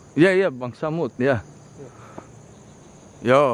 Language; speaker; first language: Indonesian; non-native, learner; English